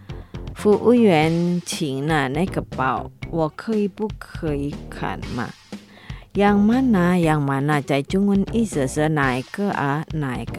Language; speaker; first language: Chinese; non-native, fluent; Indonesian